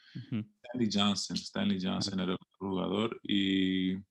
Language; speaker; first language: Spanish; early bilingual, heritage; Spanish